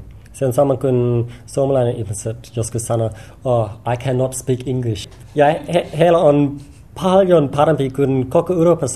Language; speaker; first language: Finnish; non-native, learner; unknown